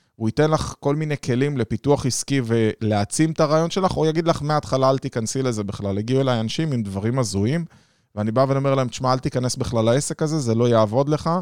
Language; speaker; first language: Hebrew; native; Hebrew